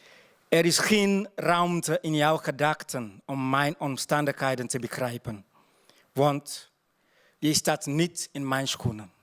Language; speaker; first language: Dutch; non-native, fluent; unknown